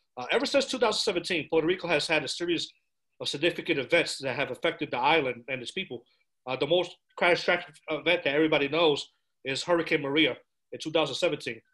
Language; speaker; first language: English; early bilingual, other home language; Spanish